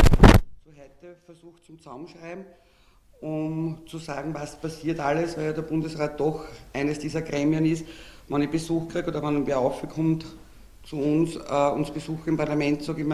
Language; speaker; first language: German; native; German